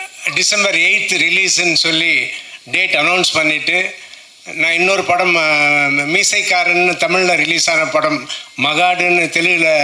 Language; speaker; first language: Tamil; non-native, local second language; Telugu